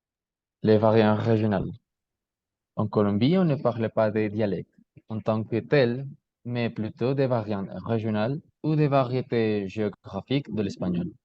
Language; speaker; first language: French; non-native, learner; Spanish